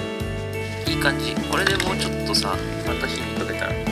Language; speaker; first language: Japanese; native; Japanese